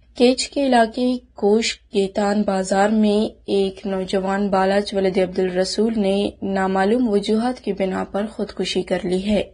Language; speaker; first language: Urdu; non-native, local second language; Baluchi